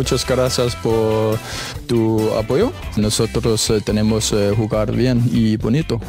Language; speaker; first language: Spanish; non-native, learner; Danish